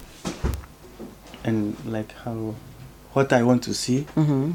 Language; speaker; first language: English; non-native, local second language; Ewe